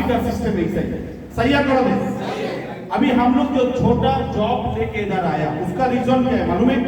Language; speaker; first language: Hindi; non-native, local second language; Bangla